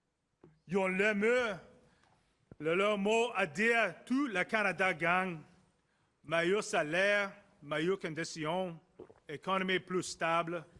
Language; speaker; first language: French; non-native, learner; English